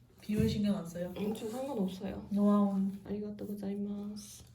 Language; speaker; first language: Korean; non-native, fluent; Japanese